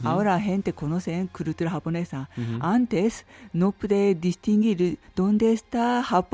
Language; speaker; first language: Spanish; non-native, learner; Japanese